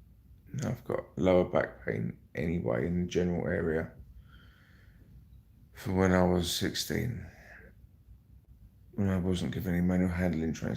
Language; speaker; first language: English; native; English